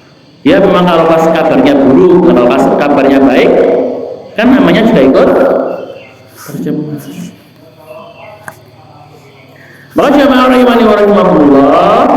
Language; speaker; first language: Indonesian; non-native, local second language; Javanese